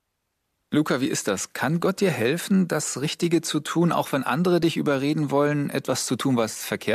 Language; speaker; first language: German; native; German